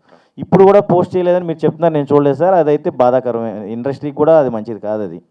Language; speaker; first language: Telugu; native; Telugu